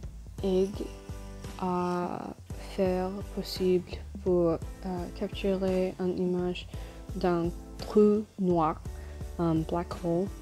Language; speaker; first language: French; non-native, learner; English